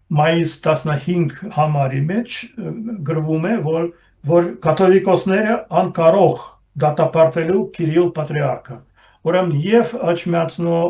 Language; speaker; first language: Armenian; non-native, fluent; German